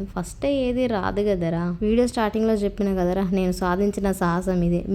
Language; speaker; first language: Telugu; native; Telugu